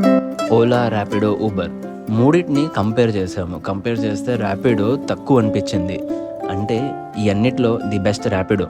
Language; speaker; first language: Telugu; native; Telugu